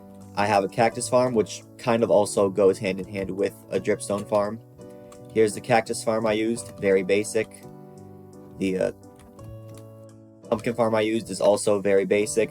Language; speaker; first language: English; native; English